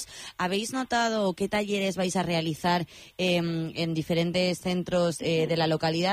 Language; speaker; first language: Spanish; native; Spanish